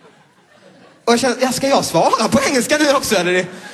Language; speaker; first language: Swedish; native; Swedish